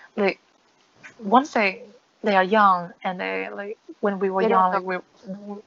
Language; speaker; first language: English; non-native, fluent; Vietnamese